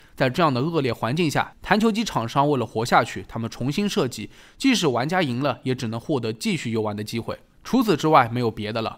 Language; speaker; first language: Chinese; native; Chinese